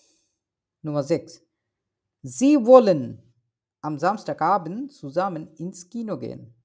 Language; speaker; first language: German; non-native, fluent; Bangla